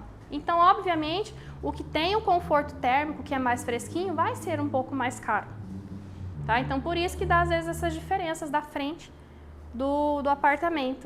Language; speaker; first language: Portuguese; native; Portuguese